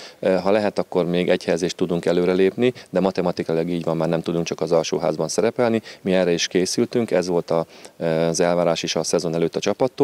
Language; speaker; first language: Hungarian; native; Hungarian